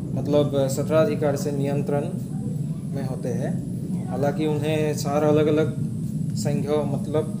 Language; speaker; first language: Hindi; non-native, local second language; Assamese